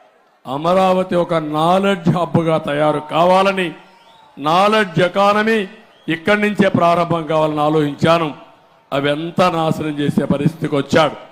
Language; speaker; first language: Telugu; native; Telugu